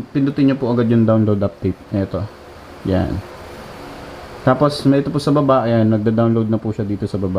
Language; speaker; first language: Filipino; native; Filipino